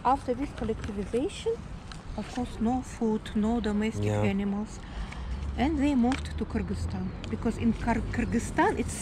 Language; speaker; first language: English; non-native, fluent; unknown